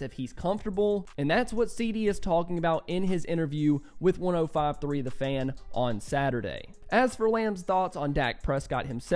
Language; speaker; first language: English; native; English